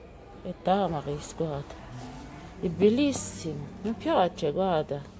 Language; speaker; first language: Italian; non-native, learner; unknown